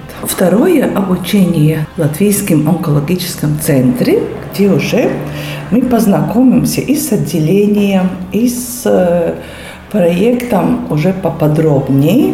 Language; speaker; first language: Russian; non-native, local second language; Latvian